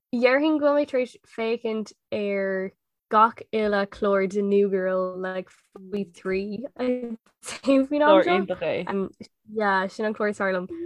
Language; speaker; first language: Irish; non-native, local second language; English